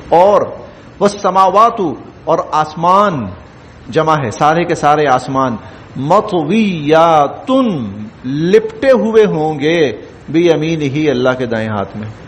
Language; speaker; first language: Urdu; non-native, local second language; Punjabi